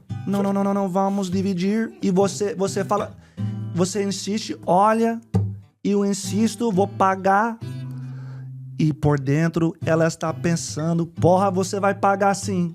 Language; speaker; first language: Portuguese; non-native, learner; English